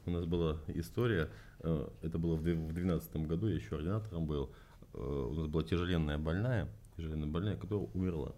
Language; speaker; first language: Russian; native; Russian